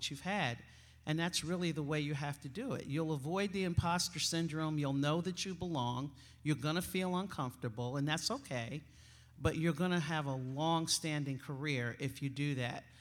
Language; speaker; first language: English; native; English